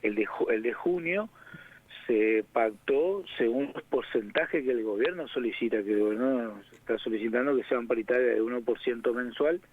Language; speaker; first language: Spanish; native; Spanish